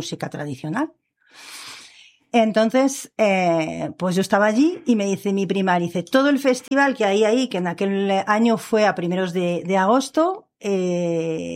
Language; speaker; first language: Spanish; non-native, fluent; French